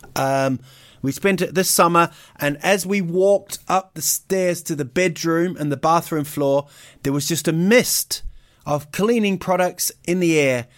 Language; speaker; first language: English; native; English